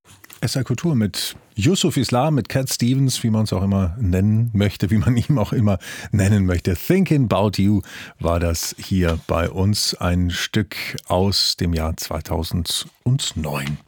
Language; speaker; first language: German; native; German